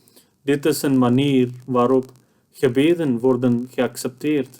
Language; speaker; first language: Dutch; non-native, fluent; Urdu